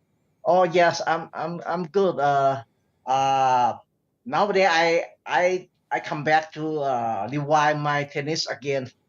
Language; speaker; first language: English; non-native, learner; Thai